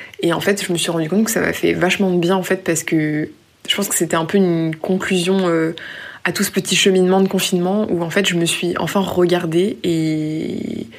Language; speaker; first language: French; native; French